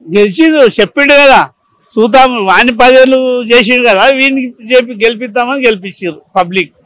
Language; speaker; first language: Telugu; native; Telugu